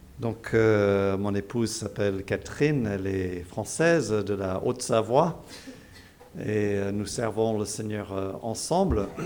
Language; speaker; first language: French; non-native, fluent; English